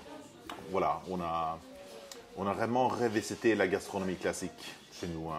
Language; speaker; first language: French; non-native, fluent; Swedish